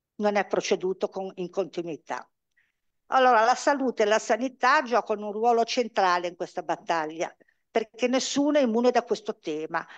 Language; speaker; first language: Italian; native; Italian